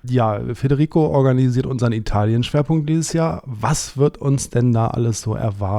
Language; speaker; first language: German; native; German